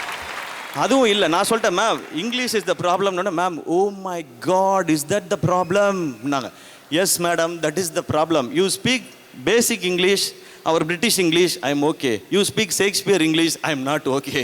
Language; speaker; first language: Tamil; native; Tamil